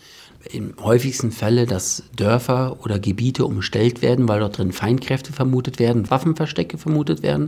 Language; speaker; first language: German; native; German